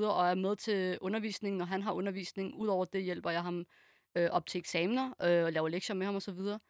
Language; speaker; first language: Danish; early bilingual, other home language; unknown